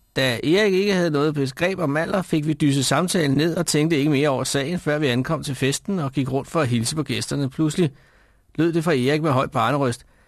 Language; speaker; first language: Danish; native; Danish